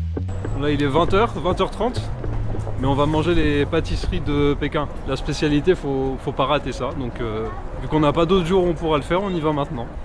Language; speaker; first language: French; native; French